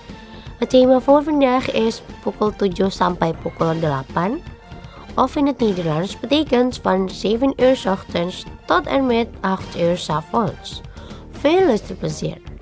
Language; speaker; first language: Dutch; non-native, learner; Indonesian